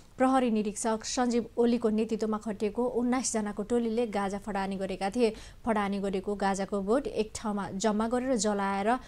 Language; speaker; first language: Nepali; non-native, local second language; Maithili